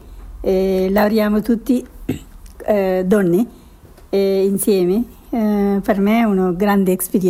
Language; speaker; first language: Italian; non-native, learner; Sinhala